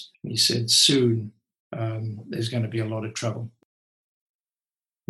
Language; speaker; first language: English; native; English